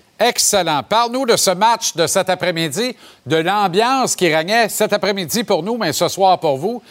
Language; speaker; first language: French; native; French